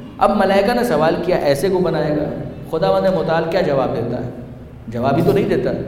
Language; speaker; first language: Urdu; non-native, local second language; Punjabi